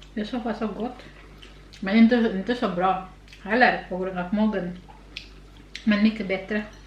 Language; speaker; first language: Swedish; non-native, learner; Indonesian